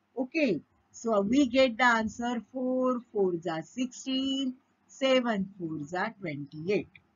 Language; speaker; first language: English; non-native, local second language; Marathi